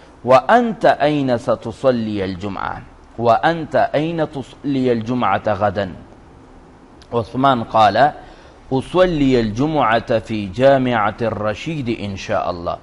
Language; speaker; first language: Arabic; non-native, fluent; Urdu